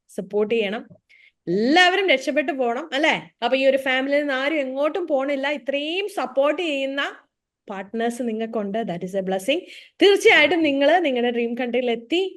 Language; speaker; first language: Malayalam; native; Malayalam